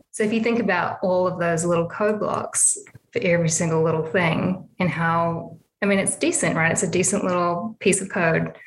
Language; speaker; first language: English; native; English